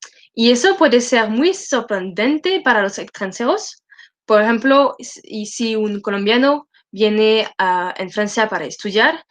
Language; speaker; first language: Spanish; non-native, learner; French